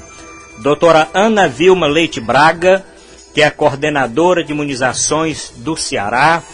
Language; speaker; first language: Portuguese; native; Portuguese